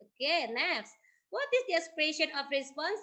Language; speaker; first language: English; non-native, learner; Indonesian